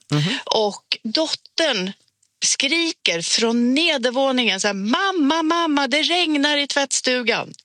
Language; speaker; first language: Swedish; native; Swedish